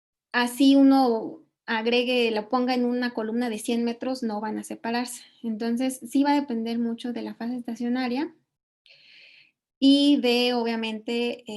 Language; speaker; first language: Spanish; native; Spanish